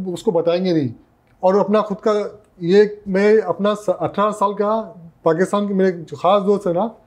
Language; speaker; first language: Hindi; non-native, local second language; Urdu